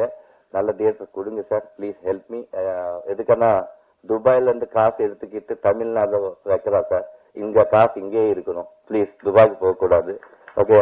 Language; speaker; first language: Tamil; non-native, learner; Telugu